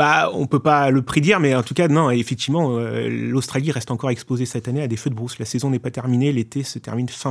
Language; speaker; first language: French; native; French